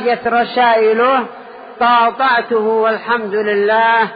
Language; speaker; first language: Arabic; native; Arabic